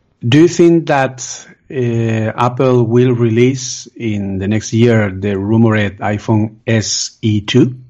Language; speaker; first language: English; non-native, fluent; Spanish